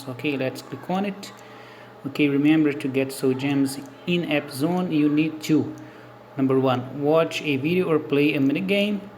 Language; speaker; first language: English; non-native, learner; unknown